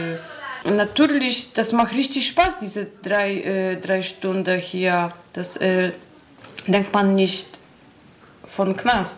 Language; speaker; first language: German; non-native, learner; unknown